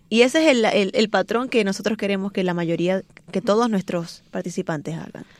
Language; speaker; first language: Spanish; native; Spanish